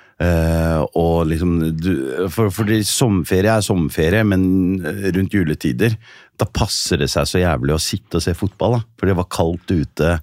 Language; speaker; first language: Norwegian; early bilingual, other home language; Riffian